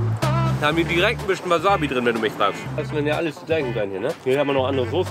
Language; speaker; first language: German; native; German